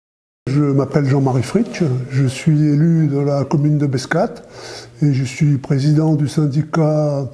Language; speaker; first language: French; native; French